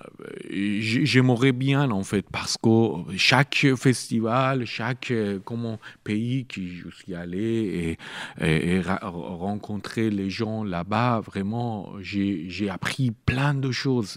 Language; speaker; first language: French; non-native, learner; Persian